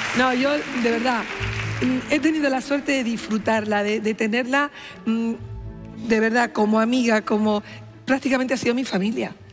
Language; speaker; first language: Spanish; native; Spanish